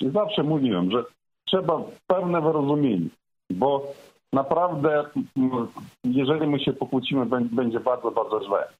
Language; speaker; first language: Polish; non-native, fluent; Ukrainian